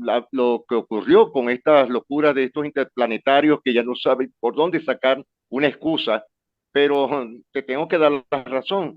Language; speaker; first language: Spanish; native; Spanish